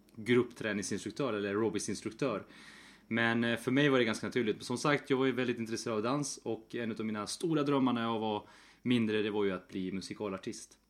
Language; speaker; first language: Swedish; early bilingual, other home language; Spanish